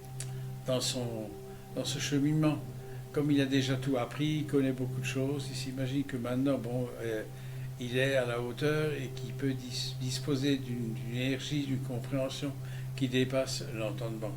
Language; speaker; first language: French; native; French